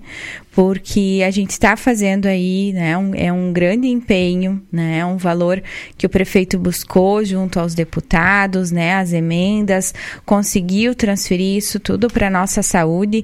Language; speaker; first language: Portuguese; native; Portuguese